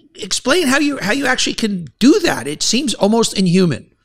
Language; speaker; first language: English; native; English